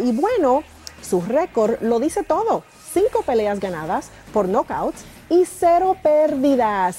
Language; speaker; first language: Spanish; native; Spanish